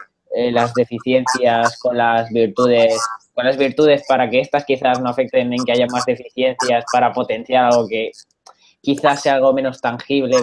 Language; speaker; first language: Spanish; native; Spanish